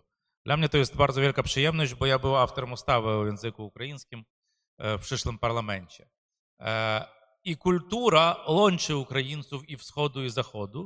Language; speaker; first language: Polish; non-native, fluent; Ukrainian